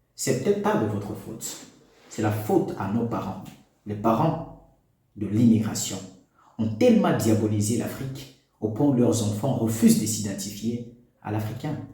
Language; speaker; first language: French; non-native, local second language; Lingala